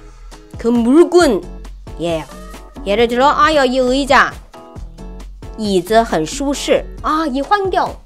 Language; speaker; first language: Korean; non-native, fluent; Chinese